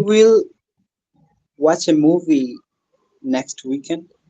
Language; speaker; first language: English; non-native, local second language; Bangla